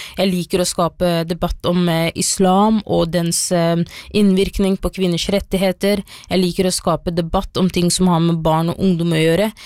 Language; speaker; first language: Norwegian; early bilingual, other home language; Somali